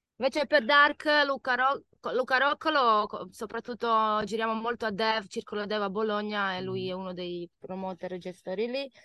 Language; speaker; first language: Italian; non-native, fluent; Croatian